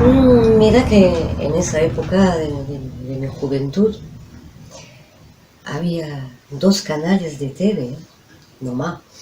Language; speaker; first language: Spanish; non-native, fluent; French